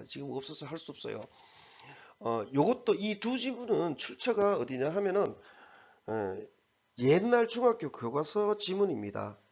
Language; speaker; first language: Korean; native; Korean